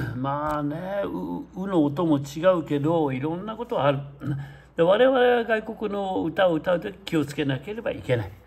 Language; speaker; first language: Japanese; native; Japanese